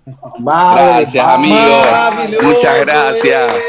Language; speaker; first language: Spanish; native; Spanish